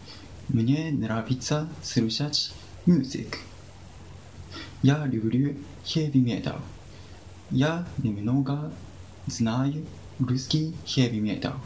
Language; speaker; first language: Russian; non-native, learner; Japanese